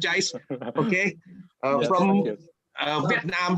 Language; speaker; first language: English; non-native, fluent; Thai